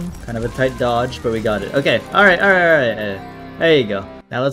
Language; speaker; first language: English; native; English